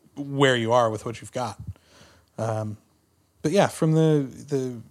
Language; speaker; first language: English; native; English